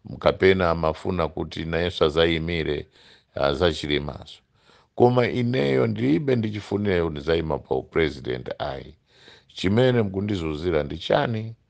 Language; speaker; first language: Nyanja; non-native, local second language; Tumbuka